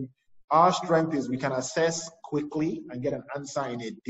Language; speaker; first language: English; non-native, local second language; Yoruba